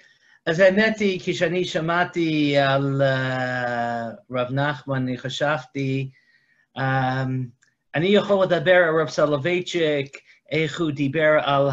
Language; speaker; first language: Hebrew; non-native, fluent; English